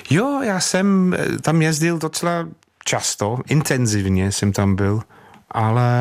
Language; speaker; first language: Czech; non-native, fluent; English